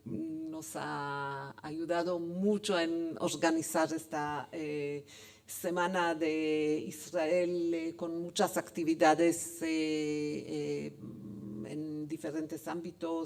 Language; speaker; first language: Spanish; non-native, fluent; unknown